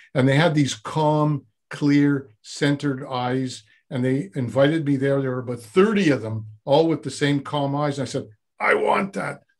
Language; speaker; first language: English; native; English